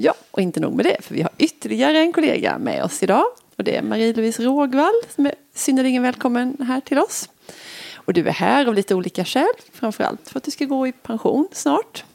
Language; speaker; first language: Swedish; native; Swedish